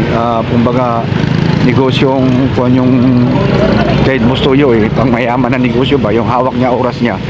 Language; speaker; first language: Filipino; native; Filipino